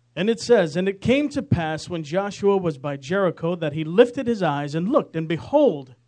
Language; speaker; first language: English; native; English